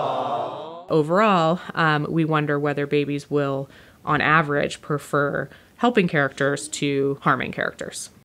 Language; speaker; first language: English; native; English